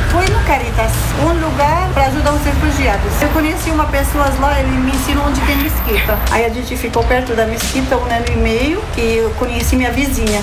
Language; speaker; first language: Portuguese; non-native, fluent; Arabic